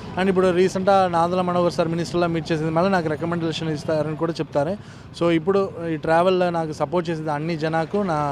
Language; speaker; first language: Telugu; non-native, learner; Tamil